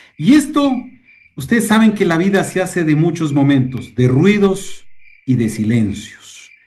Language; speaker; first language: Spanish; native; Spanish